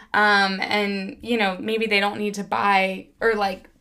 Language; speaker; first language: English; native; English